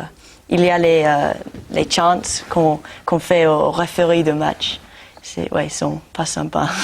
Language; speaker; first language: French; non-native, learner; English